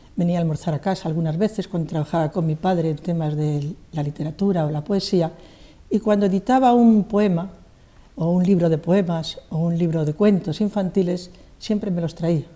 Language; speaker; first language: Spanish; native; Spanish